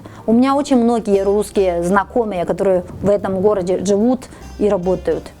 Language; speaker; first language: Russian; non-native, fluent; Chinese